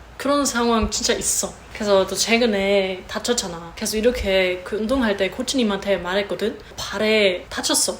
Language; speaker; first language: Korean; non-native, learner; German